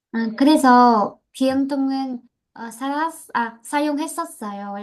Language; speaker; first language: Korean; non-native, learner; Vietnamese